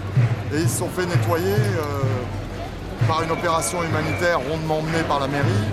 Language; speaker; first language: French; native; French